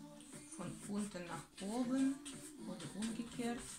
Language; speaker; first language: German; non-native, learner; Russian